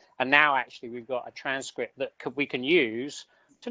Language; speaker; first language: English; native; English